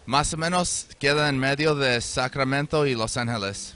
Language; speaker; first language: Spanish; early bilingual, heritage; Spanish